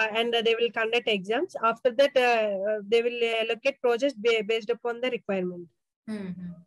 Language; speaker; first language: English; non-native, local second language; Telugu